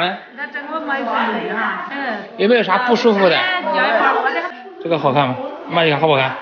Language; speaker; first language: Chinese; native; Chinese